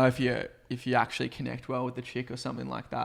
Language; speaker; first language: English; native; English